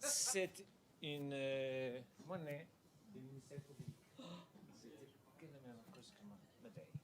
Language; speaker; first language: French; non-native, learner; Portuguese